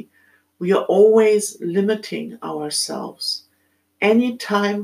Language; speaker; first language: English; non-native, fluent; German